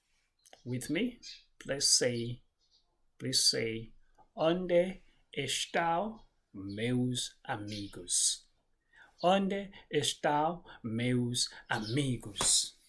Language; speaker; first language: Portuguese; non-native, fluent; English